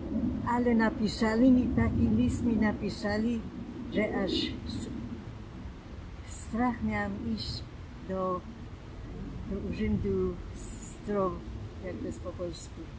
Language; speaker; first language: Polish; non-native, local second language; German